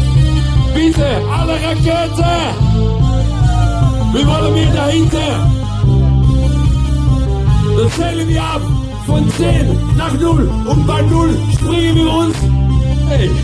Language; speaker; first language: German; non-native, learner; Dutch